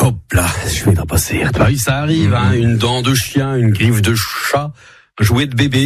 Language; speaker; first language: French; native; French